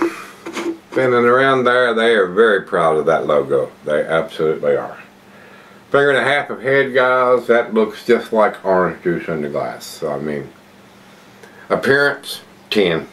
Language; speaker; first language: English; native; English